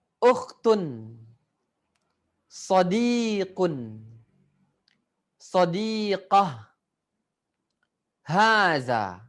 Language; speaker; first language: Arabic; non-native, fluent; Indonesian